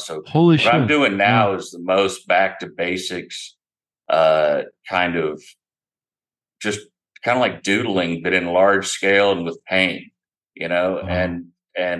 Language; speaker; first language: English; native; English